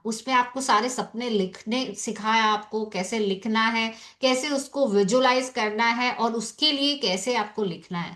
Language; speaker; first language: Hindi; native; Hindi